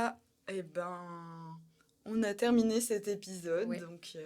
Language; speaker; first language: French; native; French